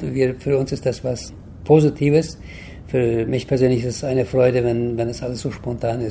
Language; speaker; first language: German; early bilingual, heritage; German